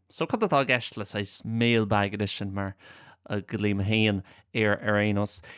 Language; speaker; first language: Irish; non-native, local second language; English